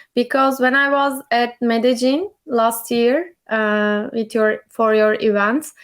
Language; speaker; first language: English; non-native, learner; Turkish